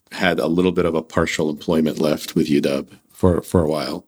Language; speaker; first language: English; early bilingual, other home language; Russian